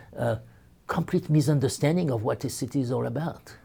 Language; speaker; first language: English; non-native, fluent; French